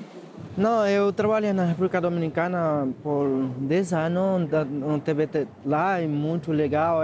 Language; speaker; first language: Portuguese; non-native, learner; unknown